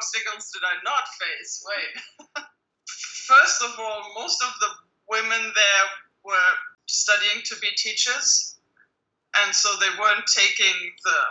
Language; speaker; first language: English; non-native, fluent; German